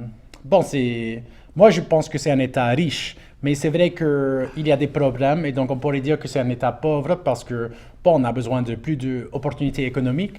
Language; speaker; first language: French; non-native, local second language; English